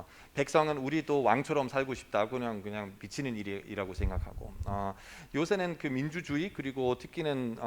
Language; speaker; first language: Korean; non-native, fluent; German